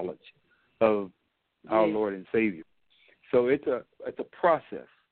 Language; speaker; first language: English; native; English